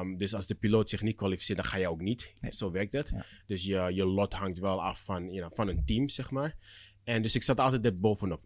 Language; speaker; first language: Dutch; early bilingual, other home language; Akan